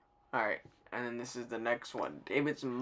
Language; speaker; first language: English; native; English